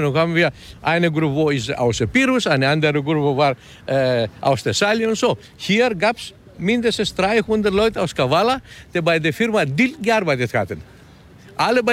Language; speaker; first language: German; non-native, fluent; Greek